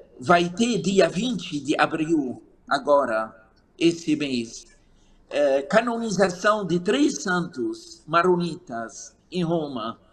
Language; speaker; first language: Portuguese; non-native, fluent; Arabic